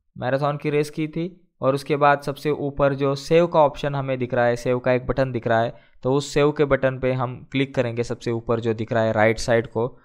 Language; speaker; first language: Hindi; non-native, local second language; Marathi